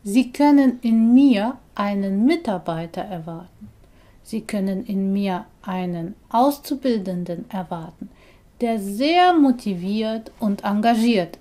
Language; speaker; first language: German; non-native, fluent; Persian